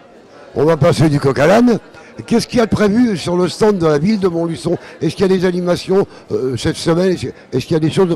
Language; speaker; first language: French; native; French